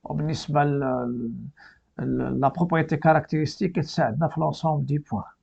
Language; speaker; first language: French; non-native, local second language; Arabic